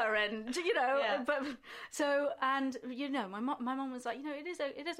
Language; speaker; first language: English; native; English